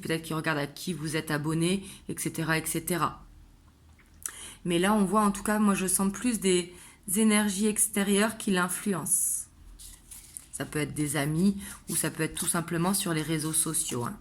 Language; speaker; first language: French; native; French